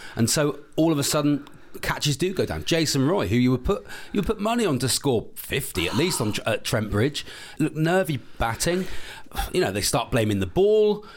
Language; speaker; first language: English; native; English